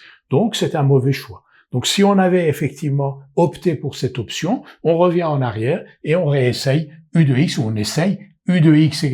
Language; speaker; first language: French; native; French